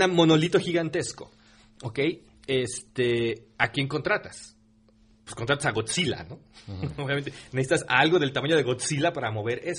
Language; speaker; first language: Spanish; native; Spanish